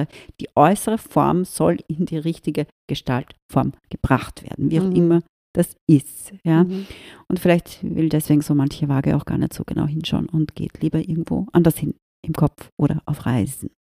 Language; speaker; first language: German; native; German